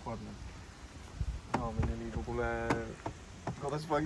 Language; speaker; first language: Polish; native; Polish